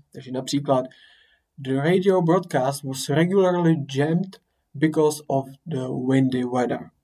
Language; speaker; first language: English; non-native, fluent; Czech